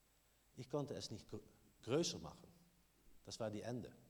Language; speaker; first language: German; non-native, learner; Dutch